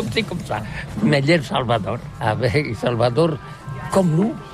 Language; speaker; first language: French; non-native, learner; Catalan